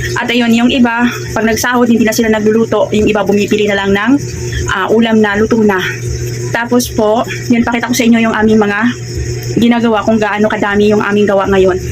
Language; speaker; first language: Filipino; non-native, local second language; Cebuano